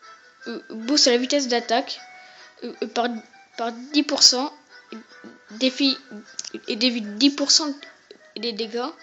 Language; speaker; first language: French; native; French